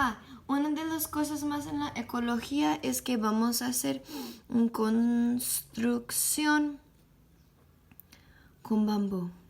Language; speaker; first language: Spanish; non-native, learner; English